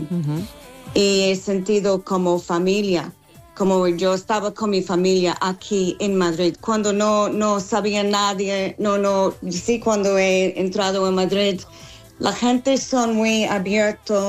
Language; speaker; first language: Spanish; non-native, learner; English